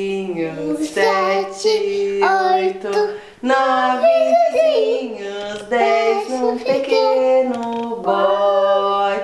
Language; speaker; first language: Portuguese; native; Portuguese